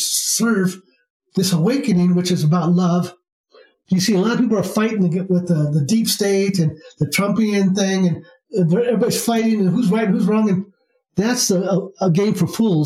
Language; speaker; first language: English; native; English